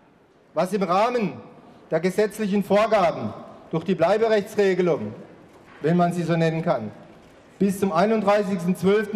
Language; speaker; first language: German; native; German